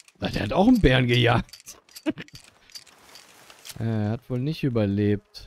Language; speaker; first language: German; native; German